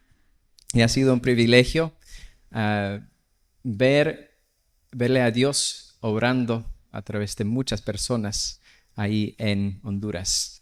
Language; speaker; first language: Spanish; non-native, fluent; English